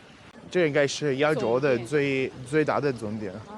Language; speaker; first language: Chinese; non-native, fluent; Italian